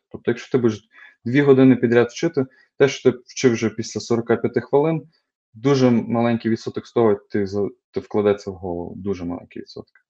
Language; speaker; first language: Ukrainian; native; Ukrainian